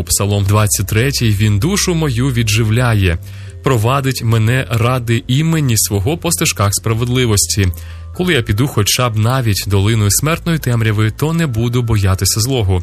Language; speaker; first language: Ukrainian; native; Ukrainian